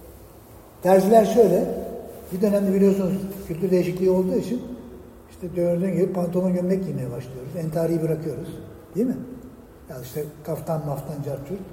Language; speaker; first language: Turkish; native; Turkish